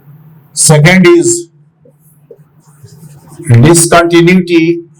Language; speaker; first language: English; non-native, local second language; Hindi